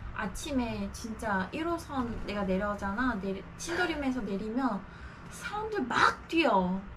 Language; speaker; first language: Korean; non-native, fluent; Chinese